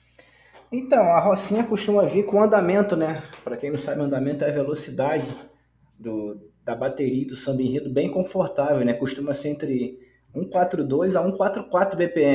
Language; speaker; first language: Portuguese; native; Portuguese